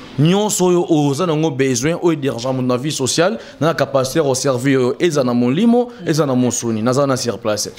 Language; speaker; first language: Lingala; native; Lingala